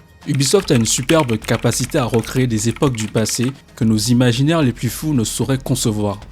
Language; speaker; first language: French; native; French